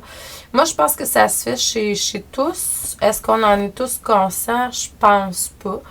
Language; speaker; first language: French; native; French